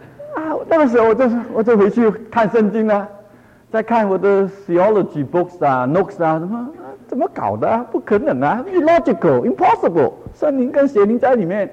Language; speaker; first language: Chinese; non-native, local second language; Cantonese